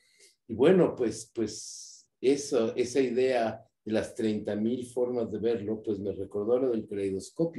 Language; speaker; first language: Spanish; native; Spanish